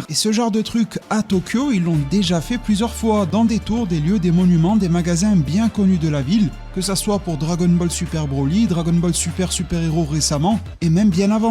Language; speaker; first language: French; native; French